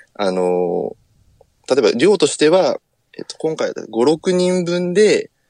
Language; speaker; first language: Japanese; native; Japanese